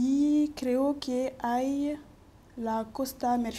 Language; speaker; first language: Spanish; non-native, local second language; French